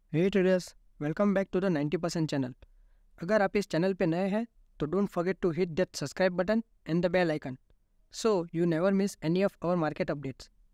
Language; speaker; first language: Hindi; native; Hindi